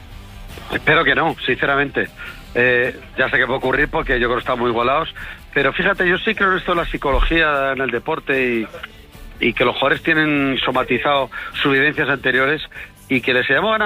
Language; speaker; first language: Spanish; native; Spanish